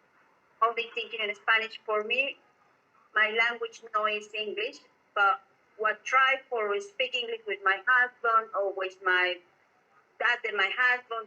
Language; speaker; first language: English; non-native, learner; Spanish